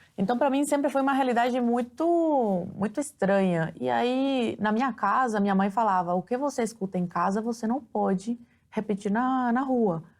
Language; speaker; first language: Portuguese; early bilingual, other home language; Spanish